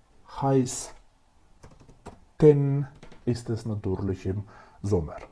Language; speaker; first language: German; non-native, fluent; Macedonian